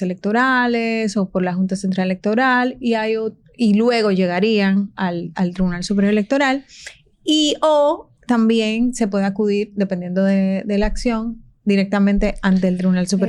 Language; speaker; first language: Spanish; native; Spanish